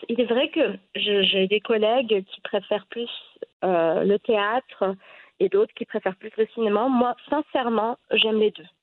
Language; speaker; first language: French; non-native, local second language; Arabic